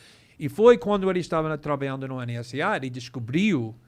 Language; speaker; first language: Portuguese; non-native, fluent; English